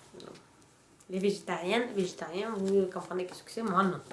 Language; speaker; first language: French; non-native, fluent; Russian